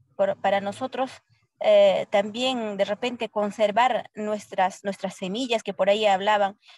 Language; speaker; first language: Spanish; native; Spanish